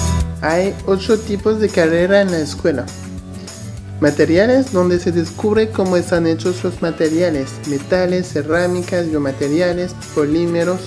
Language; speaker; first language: Spanish; non-native, learner; French